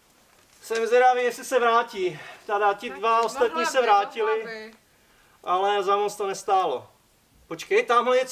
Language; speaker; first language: Czech; native; Czech